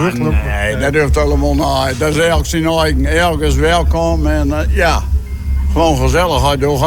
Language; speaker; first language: Dutch; native; Dutch